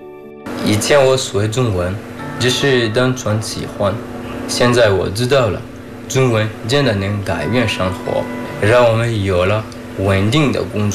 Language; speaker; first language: Chinese; non-native, fluent; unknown